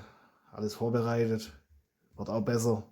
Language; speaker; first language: German; native; German